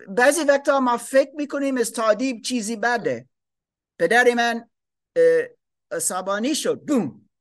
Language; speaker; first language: Persian; non-native, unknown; German